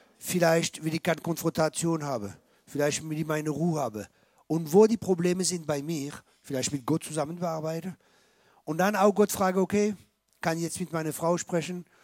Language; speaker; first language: German; non-native, fluent; French